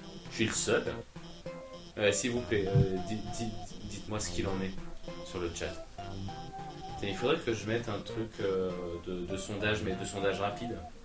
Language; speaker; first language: French; native; French